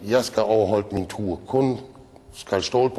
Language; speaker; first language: Danish; non-native, fluent; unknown